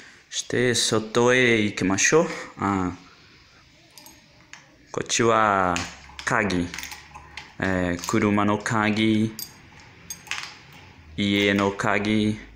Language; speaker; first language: Japanese; non-native, learner; Portuguese